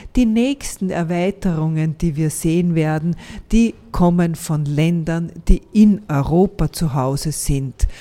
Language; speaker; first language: German; native; German